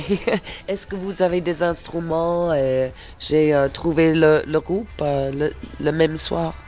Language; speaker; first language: French; non-native, fluent; English